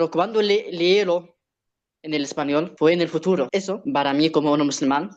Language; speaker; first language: Spanish; non-native, learner; Arabic